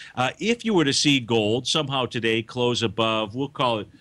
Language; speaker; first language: English; native; English